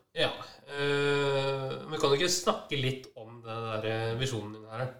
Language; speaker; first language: Norwegian; native; Norwegian